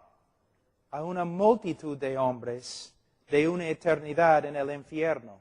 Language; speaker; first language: Spanish; non-native, fluent; English